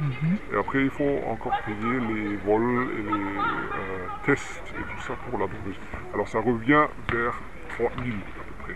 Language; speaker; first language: French; non-native, fluent; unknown